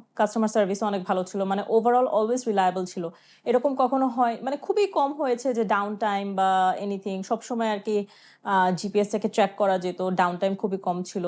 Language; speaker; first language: Bangla; early bilingual, heritage; Bangla